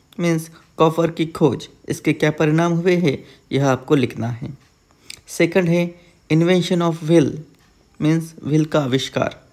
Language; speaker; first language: Hindi; non-native, local second language; Marathi